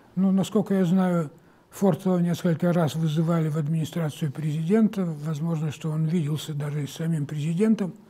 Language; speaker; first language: Russian; native; Russian